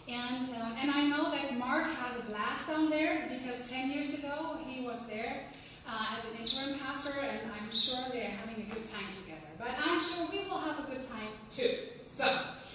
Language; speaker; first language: English; non-native, fluent; German